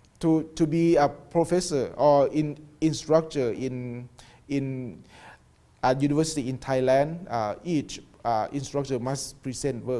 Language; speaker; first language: English; non-native, learner; Thai